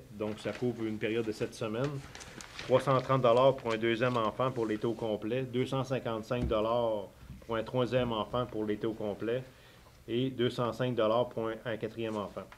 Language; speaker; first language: French; native; French